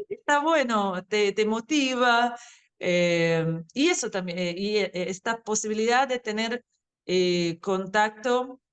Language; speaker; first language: Spanish; non-native, fluent; Portuguese